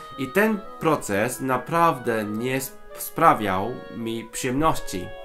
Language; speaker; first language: Polish; non-native, fluent; Cantonese